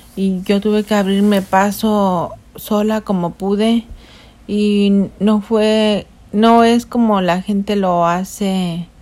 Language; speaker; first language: Spanish; native; Spanish